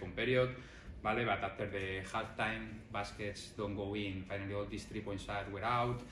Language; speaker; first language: English; non-native, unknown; Spanish